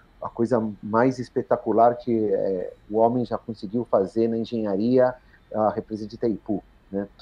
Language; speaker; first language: Portuguese; early bilingual, other home language; Spanish